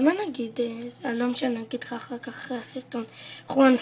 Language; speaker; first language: Hebrew; native; Hebrew